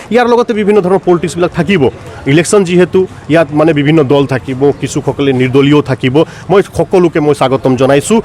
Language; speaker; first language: Assamese; non-native, local second language; Hindi